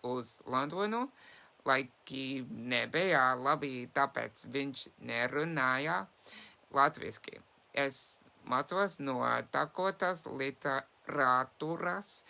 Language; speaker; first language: Latvian; early bilingual, heritage; English